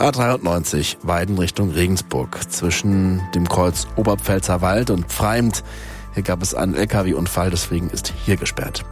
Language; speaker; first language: German; native; German